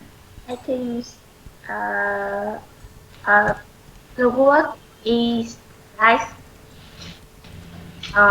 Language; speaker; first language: English; non-native, learner; Vietnamese